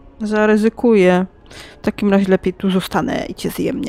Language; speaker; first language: Polish; native; Polish